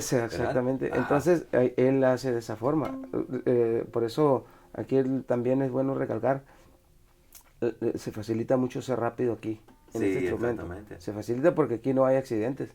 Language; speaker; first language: Spanish; native; Spanish